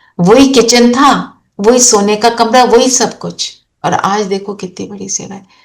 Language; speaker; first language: Hindi; native; Hindi